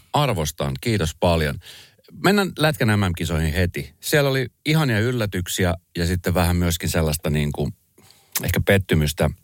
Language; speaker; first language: Finnish; early bilingual, other home language; Spanish